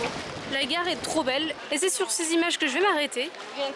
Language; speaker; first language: French; native; French